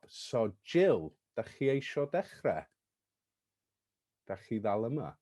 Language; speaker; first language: Welsh; non-native, fluent; English